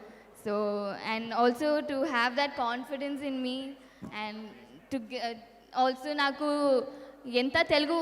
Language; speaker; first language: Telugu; non-native, learner; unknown